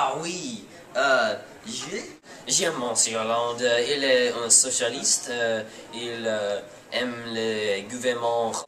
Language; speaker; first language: French; non-native, learner; English